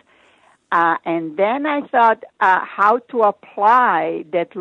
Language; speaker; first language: English; non-native, fluent; Croatian